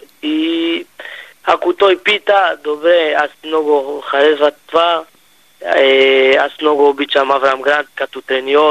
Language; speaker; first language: Bulgarian; non-native, learner; Hebrew